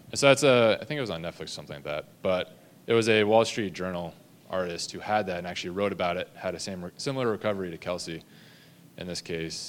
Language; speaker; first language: English; native; English